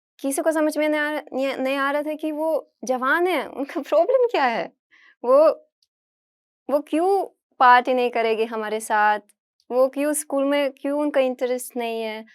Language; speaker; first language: Hindi; non-native, fluent; Russian